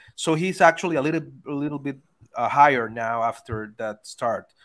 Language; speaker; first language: English; non-native, fluent; Spanish